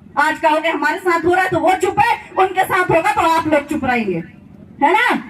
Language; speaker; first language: Hindi; native; Hindi